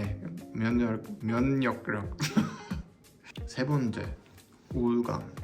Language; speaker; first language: Korean; non-native, learner; German